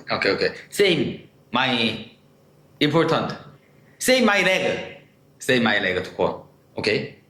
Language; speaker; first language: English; non-native, learner; Korean